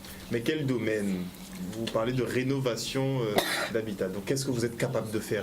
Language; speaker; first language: French; native; French